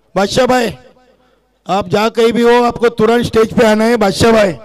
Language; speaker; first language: Hindi; non-native, local second language; Marathi